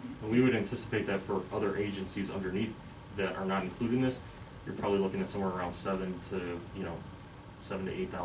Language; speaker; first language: English; native; English